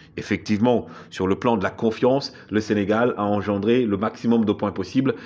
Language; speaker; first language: French; non-native, local second language; Wolof